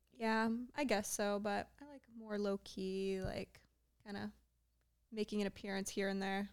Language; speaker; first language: English; native; English